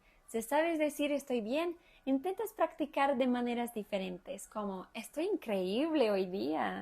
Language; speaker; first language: Spanish; non-native, fluent; Portuguese